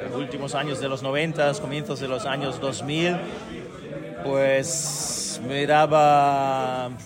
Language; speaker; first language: Spanish; non-native, fluent; German